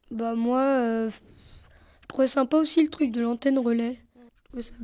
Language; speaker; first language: French; native; French